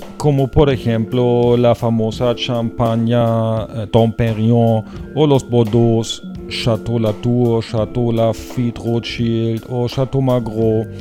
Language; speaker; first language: Spanish; non-native, fluent; German